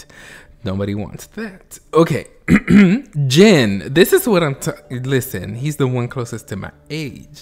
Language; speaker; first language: English; native; English